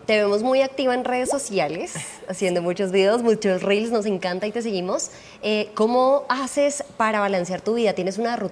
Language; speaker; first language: Spanish; native; Spanish